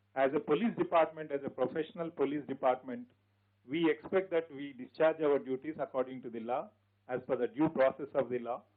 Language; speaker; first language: English; non-native, local second language; Telugu